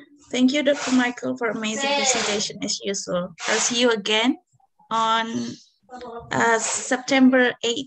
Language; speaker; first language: English; non-native, fluent; Indonesian